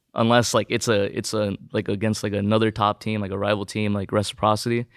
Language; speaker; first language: English; early bilingual, other home language; Filipino